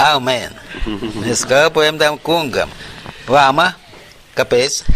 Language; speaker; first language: Latvian; non-native, local second language; Russian